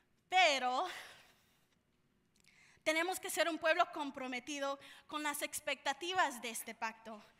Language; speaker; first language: Spanish; early bilingual, heritage; Spanish